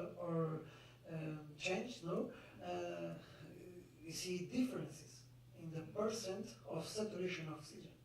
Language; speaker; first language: English; non-native, fluent; Portuguese